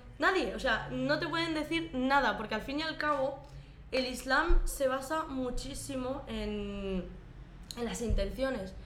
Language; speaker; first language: Spanish; early bilingual, other home language; Arabic